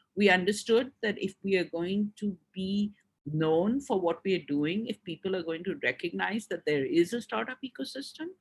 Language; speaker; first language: English; non-native, local second language; Urdu